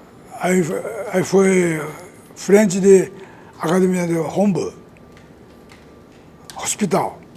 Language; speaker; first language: Portuguese; non-native, learner; Japanese